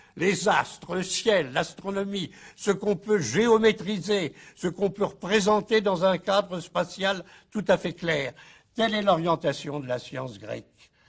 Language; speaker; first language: French; native; French